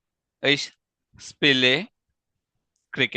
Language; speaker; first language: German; non-native, learner; Marathi